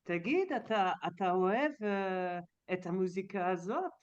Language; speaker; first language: Hebrew; non-native, learner; French